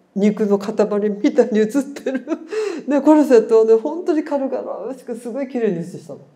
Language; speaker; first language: Japanese; native; Japanese